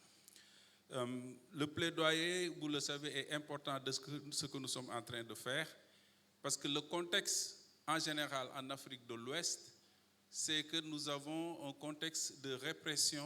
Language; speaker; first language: French; non-native, local second language; Wolof